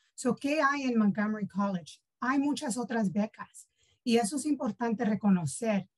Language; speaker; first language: Spanish; early bilingual, heritage; Spanish